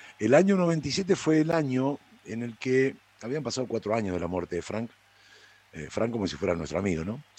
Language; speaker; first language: Spanish; native; Spanish